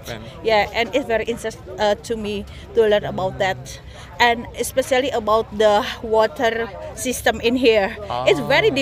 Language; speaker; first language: English; non-native, learner; Indonesian